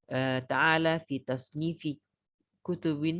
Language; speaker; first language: Arabic; non-native, fluent; Indonesian